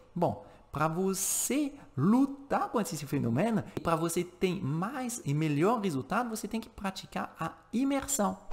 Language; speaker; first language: Portuguese; non-native, fluent; French